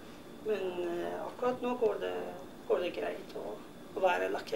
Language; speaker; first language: Norwegian; non-native, fluent; Persian